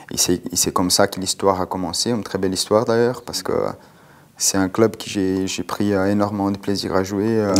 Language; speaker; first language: French; non-native, fluent; Portuguese